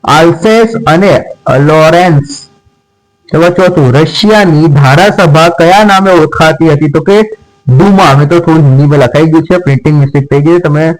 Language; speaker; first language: Gujarati; non-native, local second language; Marathi